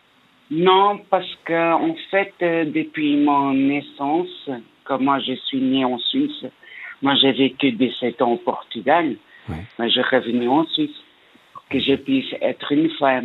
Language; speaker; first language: French; non-native, learner; Portuguese